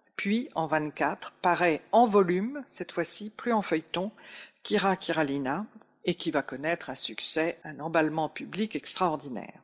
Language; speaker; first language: French; native; French